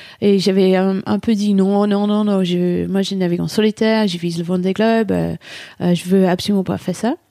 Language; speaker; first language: French; non-native, fluent; English